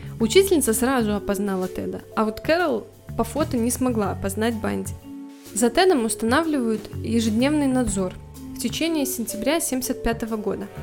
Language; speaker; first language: Russian; native; Russian